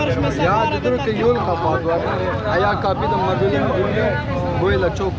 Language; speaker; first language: Turkish; non-native, learner; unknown